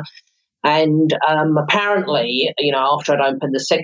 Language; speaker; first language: English; native; English